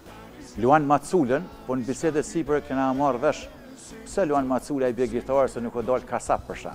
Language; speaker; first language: Albanian; native; Albanian